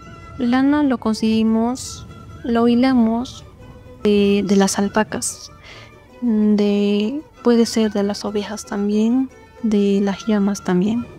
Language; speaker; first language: Spanish; non-native, local second language; Quechua